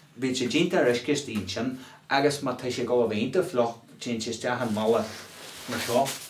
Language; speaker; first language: Irish; native; Irish